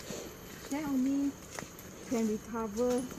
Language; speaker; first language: English; non-native, learner; Vietnamese